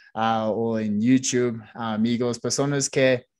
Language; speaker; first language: Spanish; non-native, fluent; English